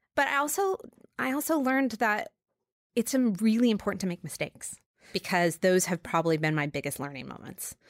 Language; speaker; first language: English; native; English